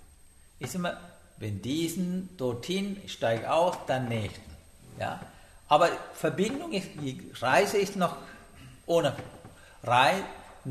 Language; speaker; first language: German; non-native, learner; Sinhala